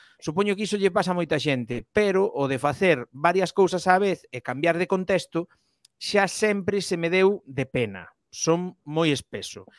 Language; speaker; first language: Galician; native; Galician